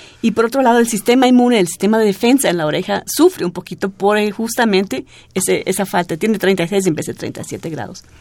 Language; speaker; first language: Spanish; non-native, fluent; German